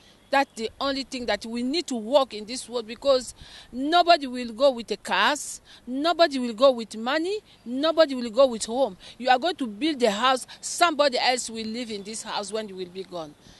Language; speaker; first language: English; non-native, fluent; Lingala